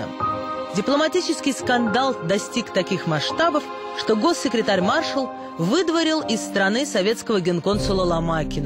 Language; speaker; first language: Russian; native; Russian